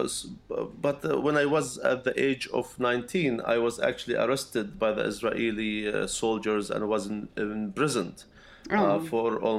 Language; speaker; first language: English; non-native, fluent; Arabic